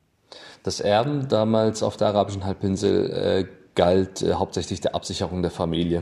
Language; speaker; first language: German; native; German